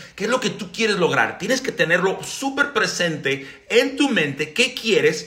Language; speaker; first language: Spanish; native; Spanish